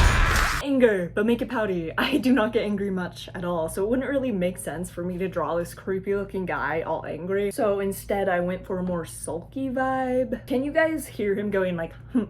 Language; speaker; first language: English; native; English